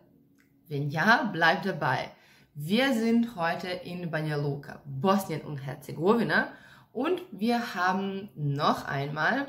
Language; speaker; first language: German; non-native, fluent; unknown